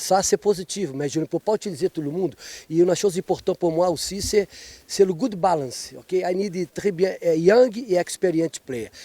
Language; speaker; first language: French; non-native, fluent; Portuguese